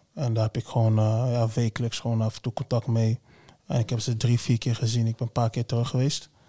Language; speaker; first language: Dutch; early bilingual, other home language; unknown